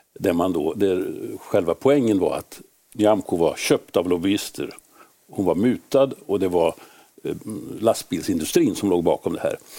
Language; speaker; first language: Swedish; native; Swedish